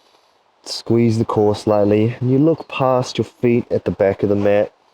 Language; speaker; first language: English; native; English